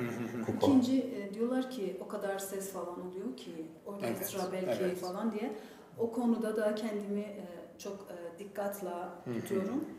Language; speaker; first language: Turkish; non-native, fluent; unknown